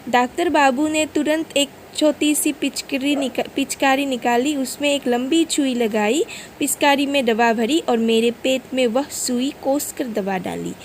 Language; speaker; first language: Hindi; non-native, local second language; Assamese